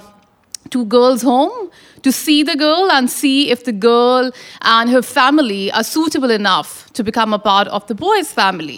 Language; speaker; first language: English; non-native, local second language; Urdu